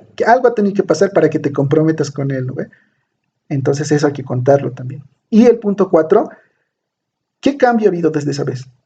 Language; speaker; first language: Spanish; native; Spanish